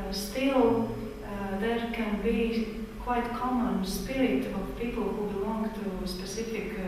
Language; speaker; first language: English; non-native, fluent; Latvian